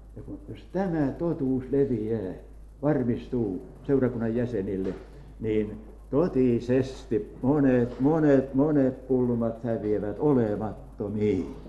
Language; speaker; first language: Finnish; native; Finnish